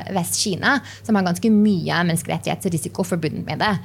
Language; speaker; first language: Norwegian; non-native, fluent; English